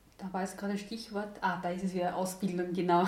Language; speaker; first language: German; native; German